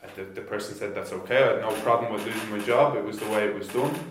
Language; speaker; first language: English; native; English